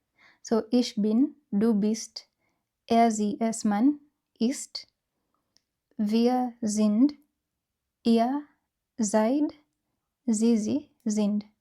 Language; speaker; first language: German; non-native, fluent; English